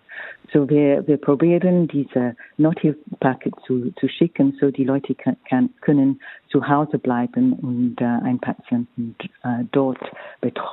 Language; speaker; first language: German; non-native, fluent; English